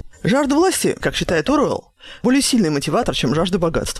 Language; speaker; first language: Russian; native; Russian